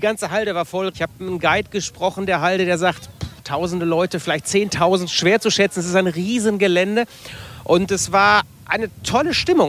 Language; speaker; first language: German; native; German